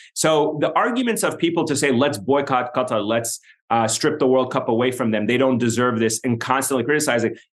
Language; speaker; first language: English; non-native, fluent; Arabic